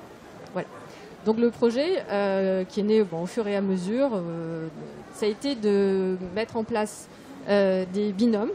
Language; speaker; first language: French; native; French